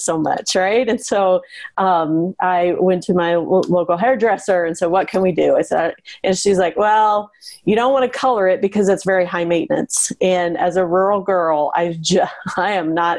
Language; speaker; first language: English; native; English